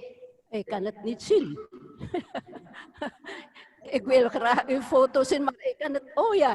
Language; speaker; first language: Dutch; non-native, fluent; Indonesian